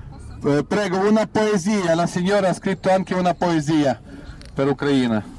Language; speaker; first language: Italian; non-native, fluent; Ukrainian